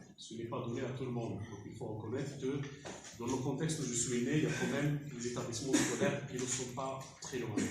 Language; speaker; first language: French; non-native, local second language; Berber languages